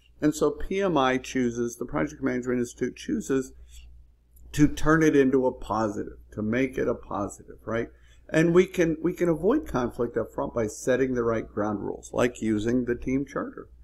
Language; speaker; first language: English; native; English